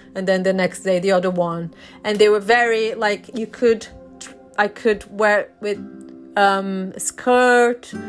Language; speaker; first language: English; non-native, fluent; Portuguese